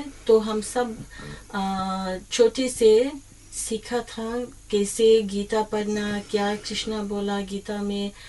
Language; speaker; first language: Hindi; early bilingual, heritage; English